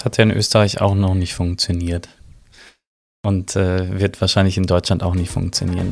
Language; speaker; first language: German; native; German